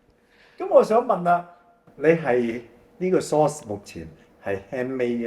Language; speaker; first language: Cantonese; native; Cantonese